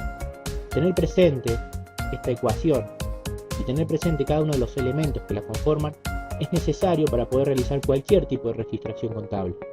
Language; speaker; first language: Spanish; native; Spanish